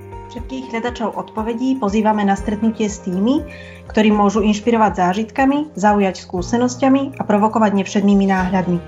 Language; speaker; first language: Slovak; native; Slovak